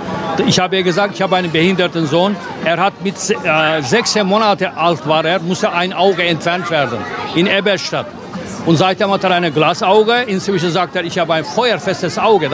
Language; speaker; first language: German; non-native, fluent; Turkish